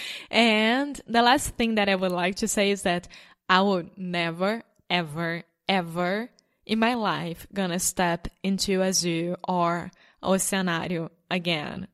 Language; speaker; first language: English; non-native, fluent; Portuguese